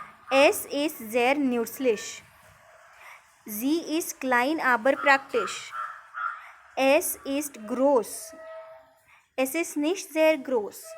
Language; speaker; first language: German; non-native, fluent; Marathi